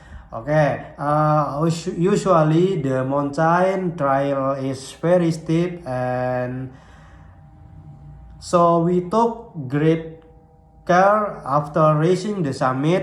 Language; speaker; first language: English; non-native, learner; Indonesian